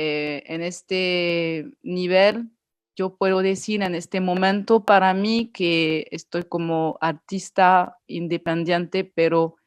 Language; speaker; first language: Spanish; non-native, fluent; French